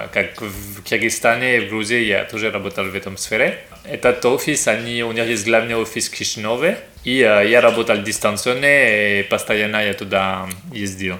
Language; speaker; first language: Russian; non-native, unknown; French